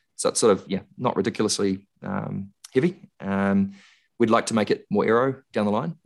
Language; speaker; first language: English; native; English